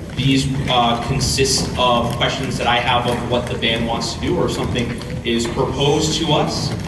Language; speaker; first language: English; native; English